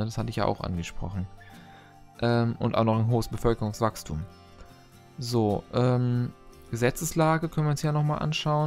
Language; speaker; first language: German; native; German